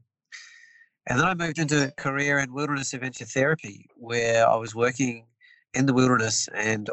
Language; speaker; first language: English; native; English